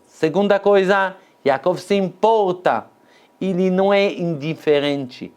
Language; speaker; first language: Portuguese; non-native, fluent; Hebrew